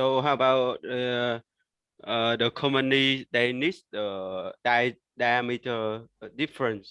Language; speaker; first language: English; non-native, learner; Vietnamese